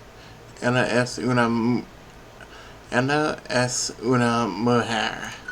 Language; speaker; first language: Spanish; non-native, learner; English